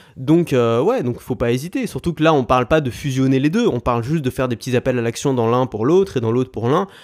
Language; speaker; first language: French; native; French